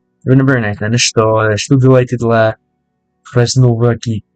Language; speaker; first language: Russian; non-native, learner; English